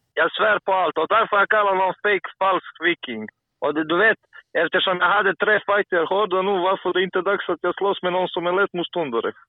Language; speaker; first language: Swedish; non-native, fluent; Serbian